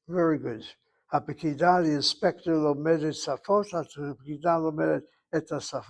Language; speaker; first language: Hebrew; non-native, fluent; English